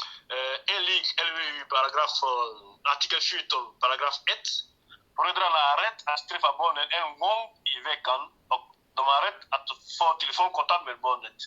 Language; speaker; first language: Swedish; non-native, learner; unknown